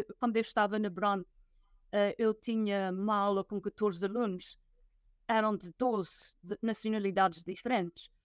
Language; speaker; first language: Portuguese; native; Portuguese